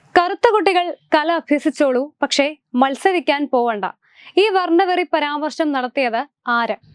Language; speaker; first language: Malayalam; native; Malayalam